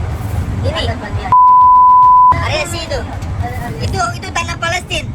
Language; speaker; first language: Indonesian; non-native, learner; Arabic